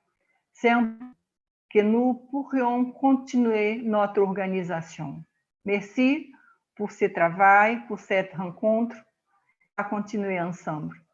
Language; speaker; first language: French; non-native, learner; Portuguese